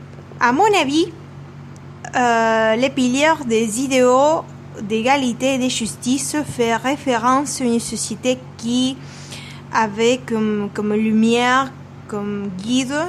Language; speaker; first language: French; non-native, learner; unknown